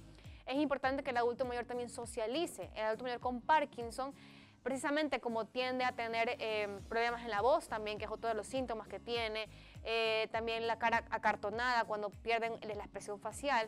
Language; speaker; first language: Spanish; native; Spanish